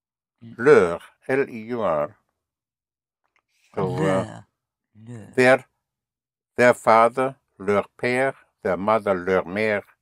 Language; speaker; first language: French; non-native, fluent; English